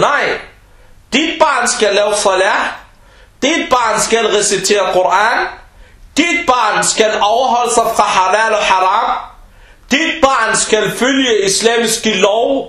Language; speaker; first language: Danish; early bilingual, other home language; Arabic